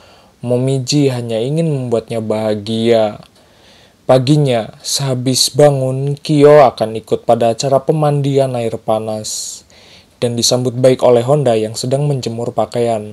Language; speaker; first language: Indonesian; native; Indonesian